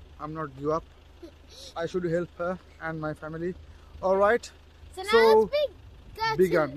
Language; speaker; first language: English; non-native, learner; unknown